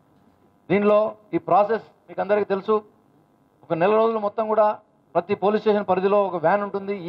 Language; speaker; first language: Telugu; native; Telugu